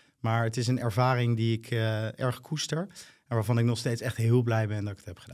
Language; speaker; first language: Dutch; native; Dutch